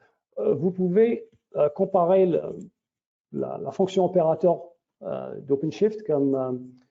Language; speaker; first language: French; native; French